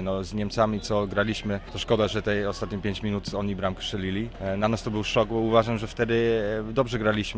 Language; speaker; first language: Polish; early bilingual, heritage; Polish